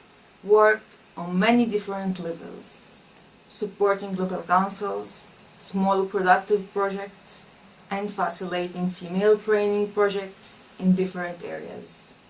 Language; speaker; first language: English; non-native, fluent; Arabic